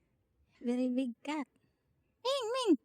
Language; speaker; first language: English; non-native, learner; Filipino